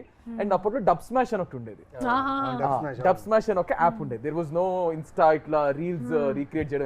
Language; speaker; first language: Telugu; native; Telugu